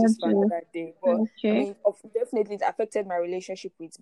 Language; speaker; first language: English; non-native, local second language; Yoruba